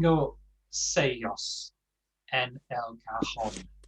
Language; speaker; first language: Spanish; non-native, fluent; English